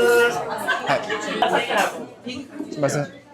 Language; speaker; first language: Japanese; non-native, learner; English